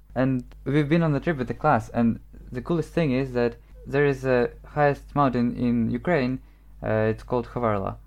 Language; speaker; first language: English; non-native, fluent; Ukrainian